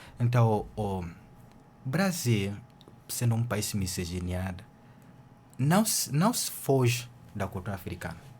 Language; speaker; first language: Portuguese; non-native, fluent; Ganda